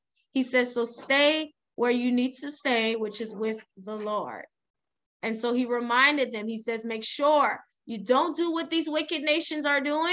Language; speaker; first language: English; native; English